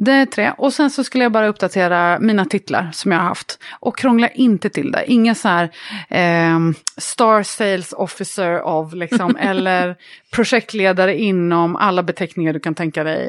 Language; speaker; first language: Swedish; native; Swedish